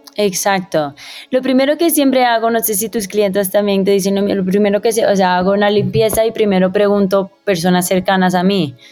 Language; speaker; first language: Spanish; early bilingual, heritage; Spanish